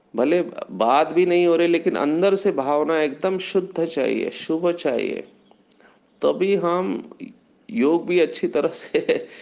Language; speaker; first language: Hindi; non-native, local second language; Marathi